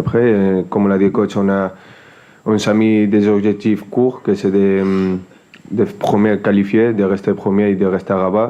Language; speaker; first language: French; non-native, fluent; Spanish